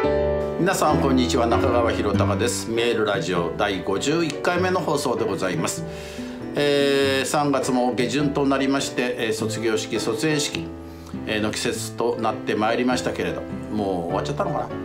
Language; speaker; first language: Japanese; native; Japanese